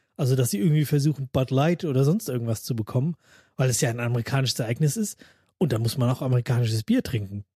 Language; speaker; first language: German; native; German